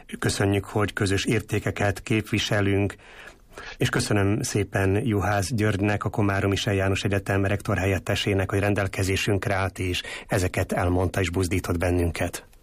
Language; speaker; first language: Hungarian; native; Hungarian